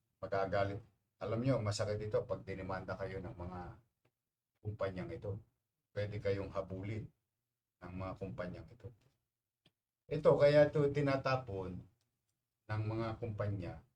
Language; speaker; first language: Filipino; native; Filipino